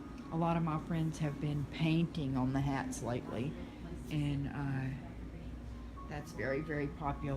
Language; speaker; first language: English; native; English